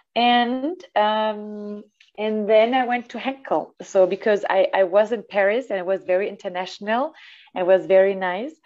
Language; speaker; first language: English; non-native, fluent; German